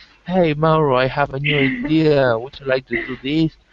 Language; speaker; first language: English; non-native, learner; Spanish